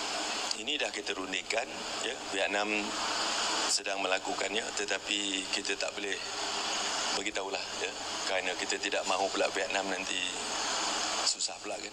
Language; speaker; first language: Malay; native; Malay